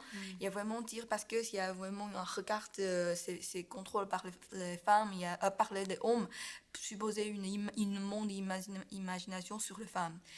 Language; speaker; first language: French; non-native, learner; Chinese